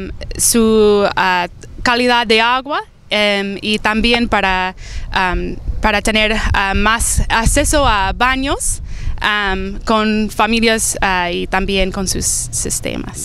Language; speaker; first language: Spanish; non-native, fluent; English